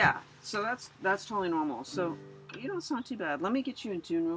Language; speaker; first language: English; native; English